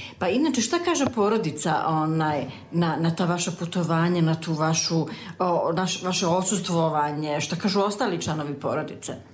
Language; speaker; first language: Serbian; native; Serbian